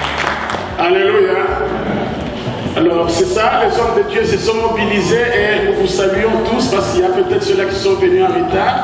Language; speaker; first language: French; non-native, local second language; Lingala